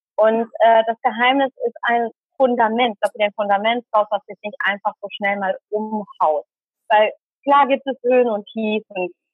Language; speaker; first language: German; early bilingual, other home language; Tamil